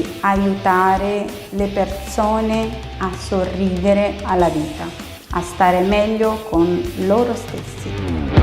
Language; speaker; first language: Italian; non-native, fluent; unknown